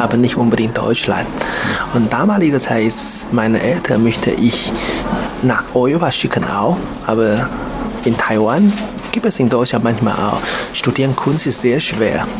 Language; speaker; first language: German; non-native, learner; Chinese